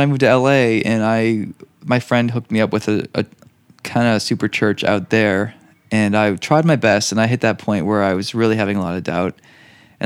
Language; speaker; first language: English; native; English